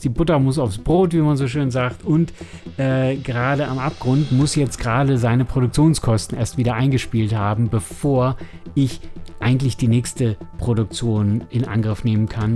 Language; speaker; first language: German; native; German